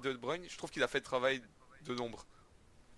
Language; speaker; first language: French; native; French